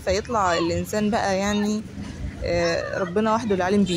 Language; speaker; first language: Arabic; native; Arabic